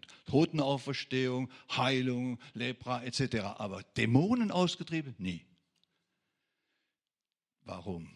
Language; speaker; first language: German; non-native, fluent; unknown